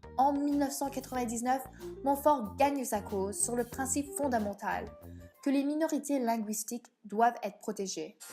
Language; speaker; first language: French; native; French